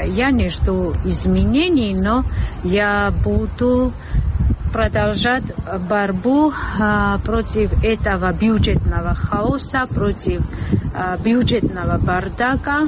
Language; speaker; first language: Russian; non-native, local second language; Georgian